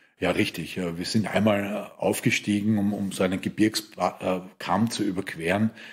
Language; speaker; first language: German; native; German